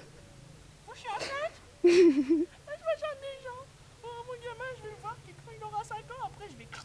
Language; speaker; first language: French; native; French